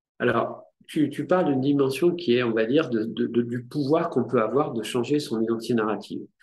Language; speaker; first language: French; native; French